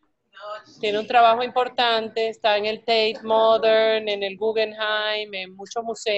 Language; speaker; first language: Spanish; native; Spanish